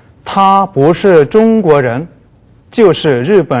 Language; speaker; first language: Chinese; non-native, fluent; Korean